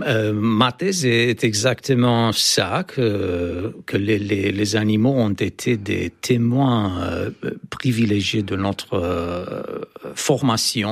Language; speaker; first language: French; non-native, fluent; Romanian